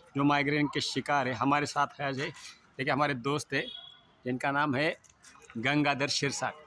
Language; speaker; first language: Hindi; non-native, local second language; Marathi